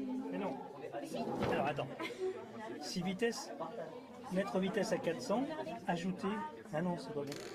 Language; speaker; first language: French; native; French